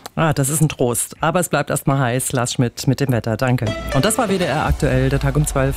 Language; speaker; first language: German; native; German